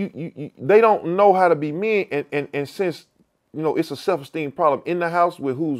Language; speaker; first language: English; native; English